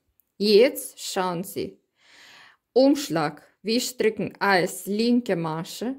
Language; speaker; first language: German; non-native, learner; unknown